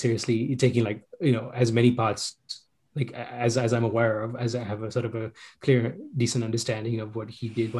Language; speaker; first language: English; non-native, local second language; Sinhala